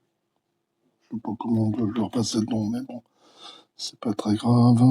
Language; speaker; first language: French; native; French